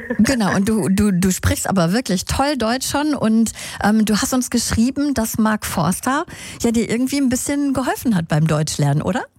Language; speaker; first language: German; native; German